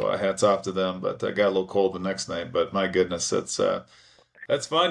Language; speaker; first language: English; native; English